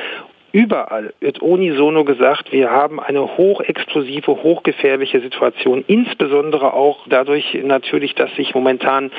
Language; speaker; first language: German; native; German